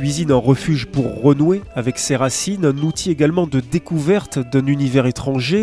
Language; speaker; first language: French; native; French